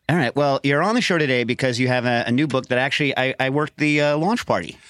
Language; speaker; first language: English; native; English